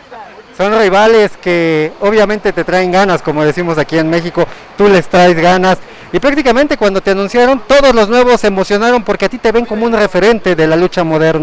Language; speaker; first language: Spanish; native; Spanish